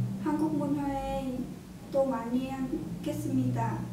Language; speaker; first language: Korean; non-native, learner; Vietnamese